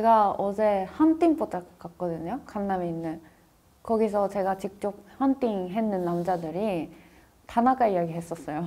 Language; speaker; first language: Korean; non-native, fluent; Japanese